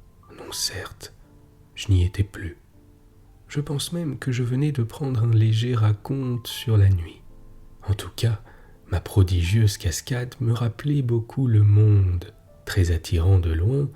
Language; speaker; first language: French; native; French